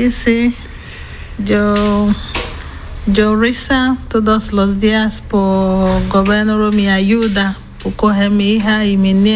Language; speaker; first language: Spanish; non-native, learner; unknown